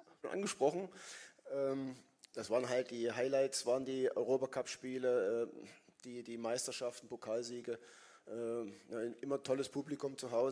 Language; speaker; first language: German; native; German